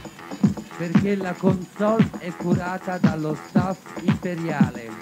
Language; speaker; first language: Italian; non-native, fluent; Spanish